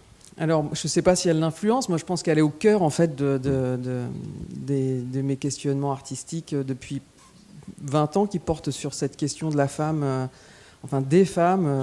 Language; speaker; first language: French; native; French